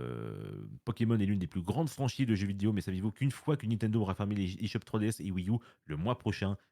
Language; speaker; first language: French; native; French